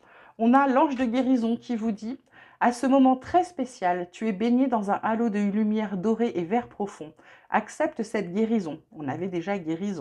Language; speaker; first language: French; native; French